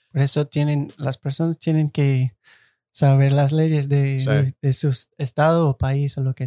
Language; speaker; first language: Spanish; non-native, fluent; English